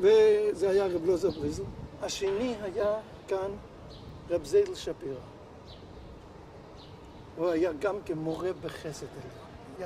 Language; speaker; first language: Hebrew; non-native, local second language; Yiddish